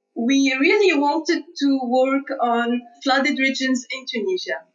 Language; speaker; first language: English; non-native, fluent; Arabic